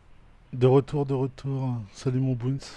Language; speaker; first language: French; native; French